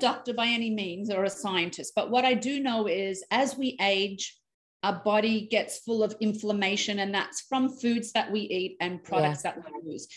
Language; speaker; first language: English; native; English